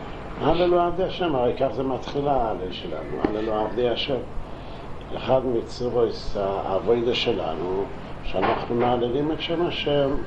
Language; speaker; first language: Hebrew; non-native, local second language; Yiddish